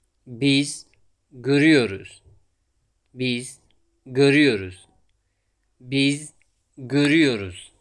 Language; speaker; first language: Turkish; non-native, fluent; Tajik